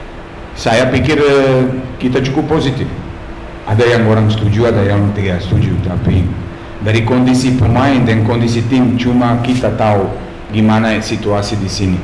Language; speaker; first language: Indonesian; non-native, fluent; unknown